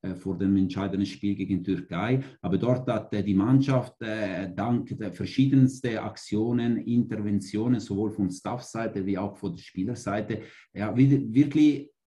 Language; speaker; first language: German; non-native, local second language; Italian